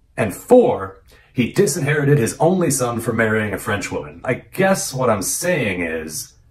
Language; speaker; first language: English; native; English